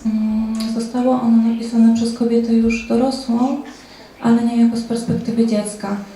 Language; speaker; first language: Polish; native; Polish